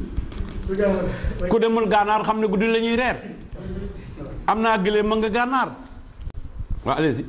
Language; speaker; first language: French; non-native, local second language; Wolof